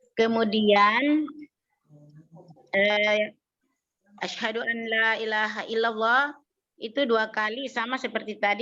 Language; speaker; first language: Indonesian; native; Indonesian